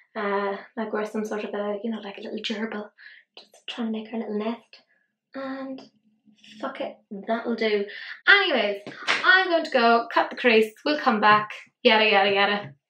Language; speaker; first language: English; native; English